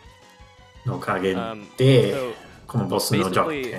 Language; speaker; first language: Japanese; non-native, learner; English